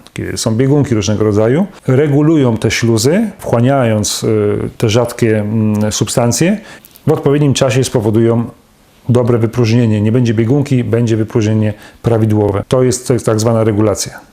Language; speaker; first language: Polish; native; Polish